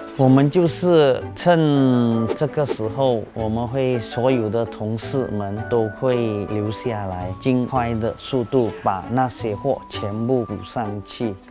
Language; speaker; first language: Chinese; non-native, local second language; Tamil